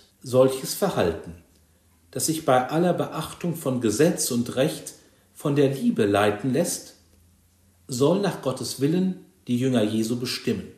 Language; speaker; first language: German; native; German